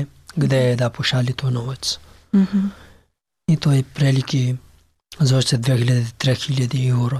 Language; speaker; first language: Serbian; non-native, learner; Pashto